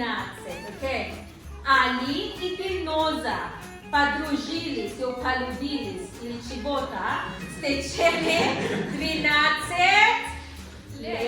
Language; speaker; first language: Russian; non-native, local second language; Tajik